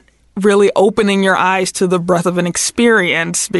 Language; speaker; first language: English; native; English